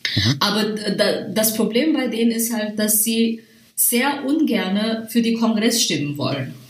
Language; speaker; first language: German; non-native, fluent; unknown